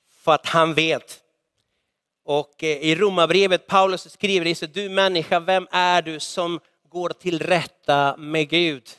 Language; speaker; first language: Swedish; non-native, fluent; Spanish